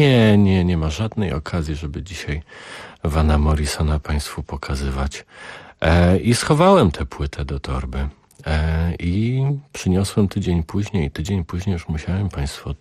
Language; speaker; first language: Polish; native; Polish